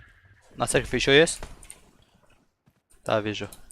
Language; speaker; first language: Russian; non-native, local second language; Tajik